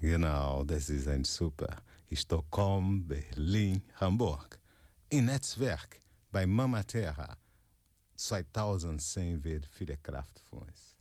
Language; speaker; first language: German; non-native, fluent; Portuguese